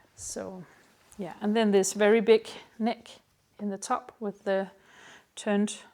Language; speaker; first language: English; non-native, fluent; Danish